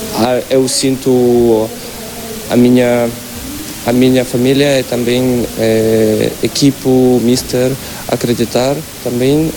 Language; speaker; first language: Portuguese; non-native, learner; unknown